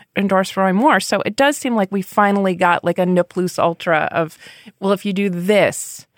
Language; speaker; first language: English; native; English